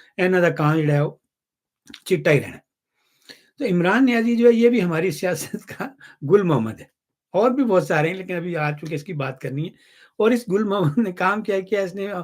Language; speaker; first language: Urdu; non-native, local second language; Punjabi